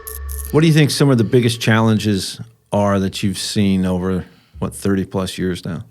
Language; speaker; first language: English; native; English